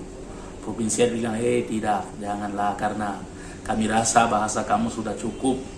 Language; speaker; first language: Indonesian; non-native, learner; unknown